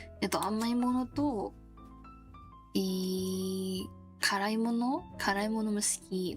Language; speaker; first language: Japanese; non-native, learner; Korean